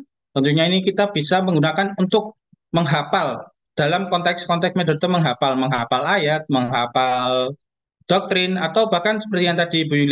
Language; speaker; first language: Indonesian; native; Indonesian